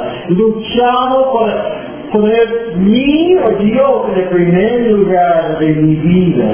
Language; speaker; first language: Spanish; non-native, fluent; English